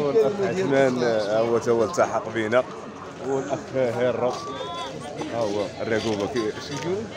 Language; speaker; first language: Arabic; native; Arabic